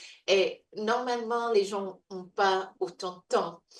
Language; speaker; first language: French; non-native, fluent; English